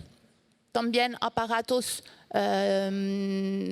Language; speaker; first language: Spanish; non-native, fluent; French